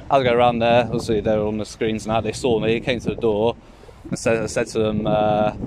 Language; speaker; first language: English; native; English